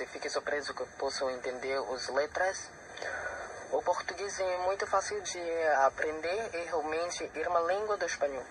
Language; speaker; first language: Portuguese; non-native, learner; Filipino